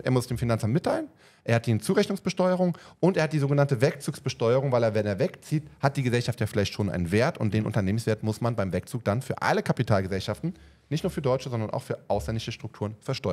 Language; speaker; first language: German; native; German